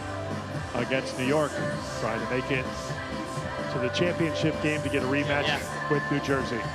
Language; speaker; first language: English; native; English